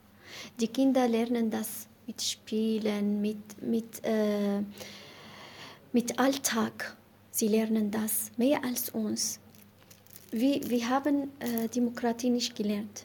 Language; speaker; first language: German; non-native, learner; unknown